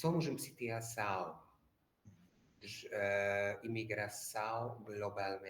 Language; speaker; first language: Portuguese; non-native, learner; Hungarian